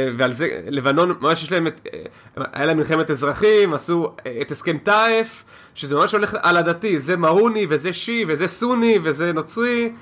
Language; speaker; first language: Hebrew; native; Hebrew